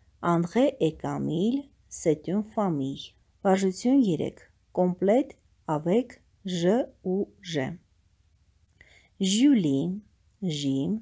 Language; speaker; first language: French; non-native, fluent; Armenian